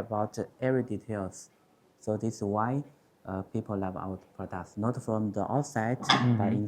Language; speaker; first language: English; non-native, learner; Chinese